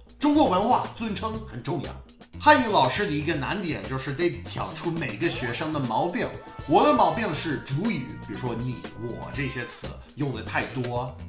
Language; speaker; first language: Chinese; non-native, fluent; English